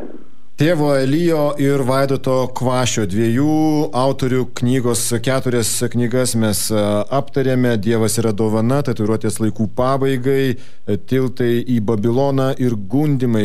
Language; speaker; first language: Lithuanian; native; Lithuanian